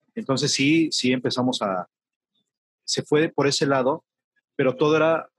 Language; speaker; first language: Spanish; native; Spanish